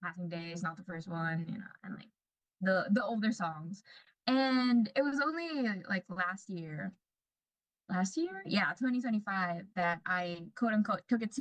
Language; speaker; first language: English; non-native, local second language; Cebuano